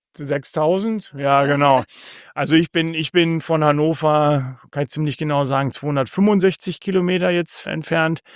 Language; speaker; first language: German; native; German